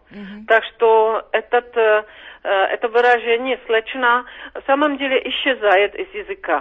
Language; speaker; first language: Russian; non-native, fluent; Czech